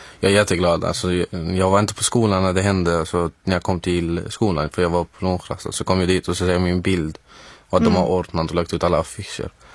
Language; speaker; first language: Swedish; non-native, fluent; Arabic